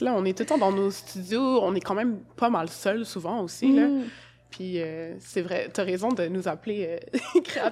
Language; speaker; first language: French; native; French